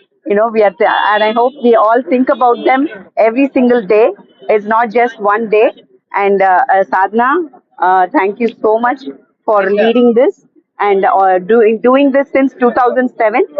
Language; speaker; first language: English; non-native, local second language; Tamil